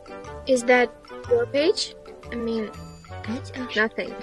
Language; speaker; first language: English; non-native, learner; Russian